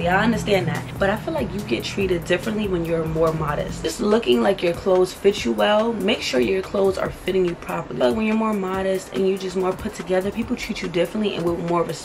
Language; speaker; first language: English; native; English